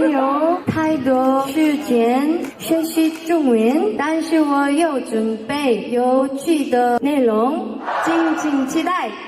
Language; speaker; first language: Chinese; non-native, learner; Korean